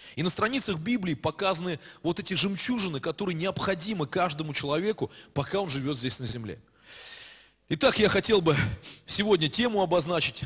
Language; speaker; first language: Russian; native; Russian